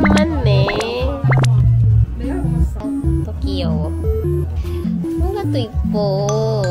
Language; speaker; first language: Korean; non-native, learner; Filipino